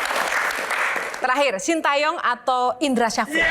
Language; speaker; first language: Indonesian; native; Indonesian